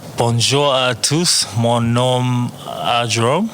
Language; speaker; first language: French; non-native, learner; English